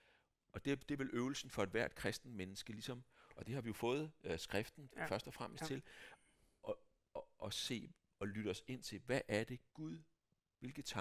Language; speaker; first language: Danish; native; Danish